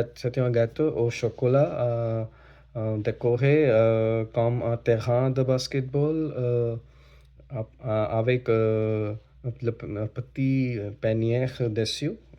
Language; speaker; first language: French; non-native, learner; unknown